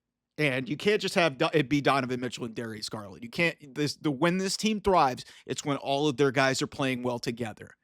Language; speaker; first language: English; native; English